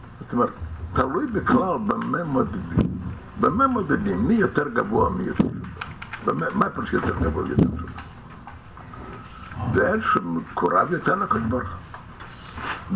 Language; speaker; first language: Hebrew; non-native, fluent; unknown